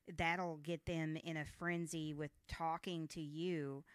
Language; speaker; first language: English; native; English